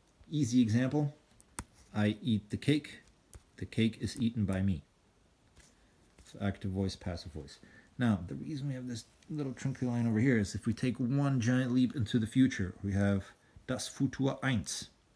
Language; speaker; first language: English; native; English